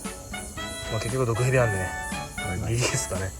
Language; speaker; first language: Japanese; native; Japanese